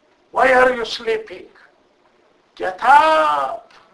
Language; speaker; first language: English; non-native, fluent; Turkish